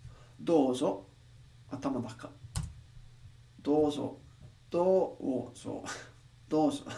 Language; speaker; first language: Japanese; non-native, learner; English